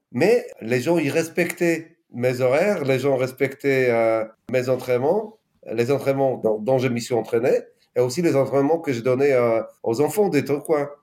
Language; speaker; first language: French; non-native, fluent; Polish